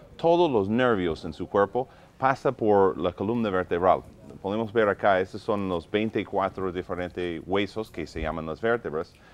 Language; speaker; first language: Spanish; non-native, fluent; English